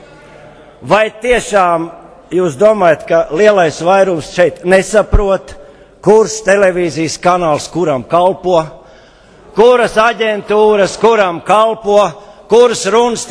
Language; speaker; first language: Latvian; native; Latvian